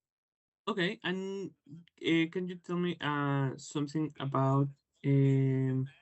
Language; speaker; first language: English; non-native, fluent; Spanish